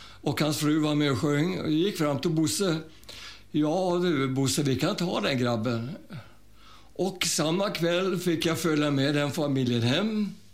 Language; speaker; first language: Swedish; early bilingual, other home language; German